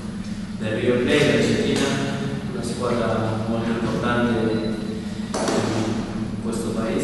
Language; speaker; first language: Italian; non-native, learner; Spanish